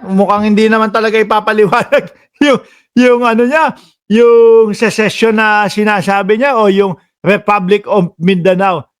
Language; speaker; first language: Filipino; native; Filipino